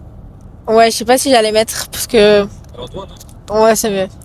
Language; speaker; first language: French; native; French